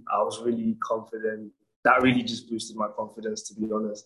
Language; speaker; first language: English; non-native, local second language; Igbo